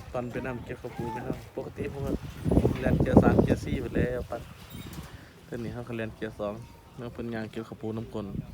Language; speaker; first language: Thai; native; Thai